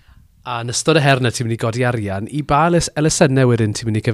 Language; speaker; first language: Welsh; native; Welsh